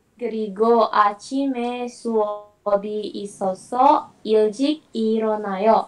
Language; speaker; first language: Korean; non-native, learner; Indonesian